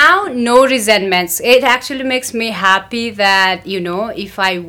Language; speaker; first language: English; non-native, local second language; Nepali